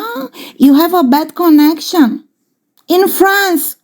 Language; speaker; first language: English; non-native, fluent; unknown